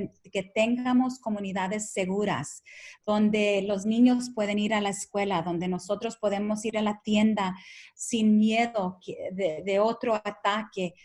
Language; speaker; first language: Spanish; early bilingual, heritage; Spanish